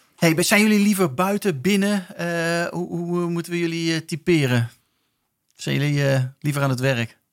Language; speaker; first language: Dutch; native; Dutch